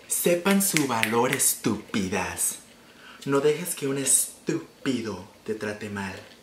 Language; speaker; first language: Spanish; early bilingual, heritage; Spanish